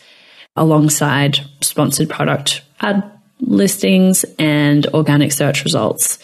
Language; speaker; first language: English; native; English